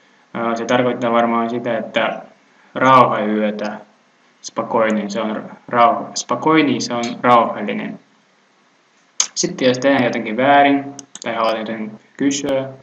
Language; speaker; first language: Finnish; non-native, fluent; Russian